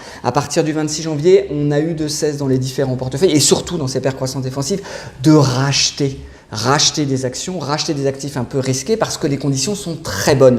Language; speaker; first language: French; native; French